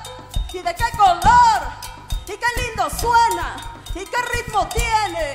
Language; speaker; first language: Spanish; native; Spanish